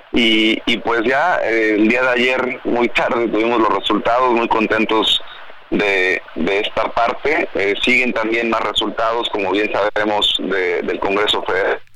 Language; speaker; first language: Spanish; native; Spanish